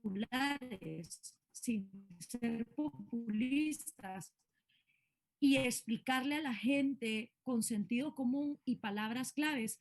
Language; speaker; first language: Spanish; native; Spanish